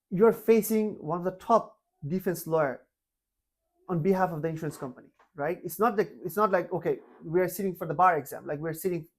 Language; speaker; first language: Bangla; native; Bangla